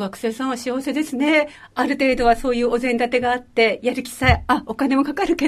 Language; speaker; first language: Japanese; native; Japanese